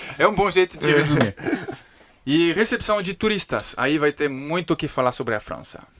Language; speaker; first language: Portuguese; non-native, fluent; French